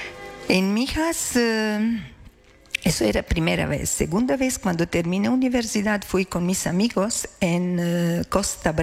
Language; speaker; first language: Spanish; non-native, learner; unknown